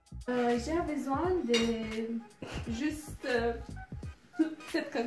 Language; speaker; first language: French; non-native, learner; Romanian